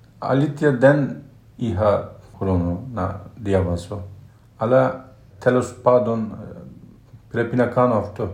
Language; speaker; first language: Greek; non-native, learner; Turkish